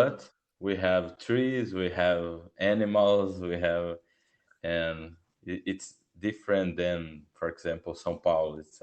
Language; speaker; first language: English; non-native, learner; Portuguese